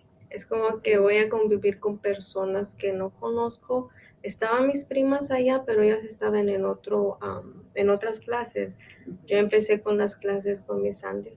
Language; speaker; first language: Spanish; non-native, local second language; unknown